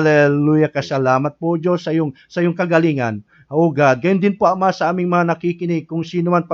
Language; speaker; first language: Filipino; native; Filipino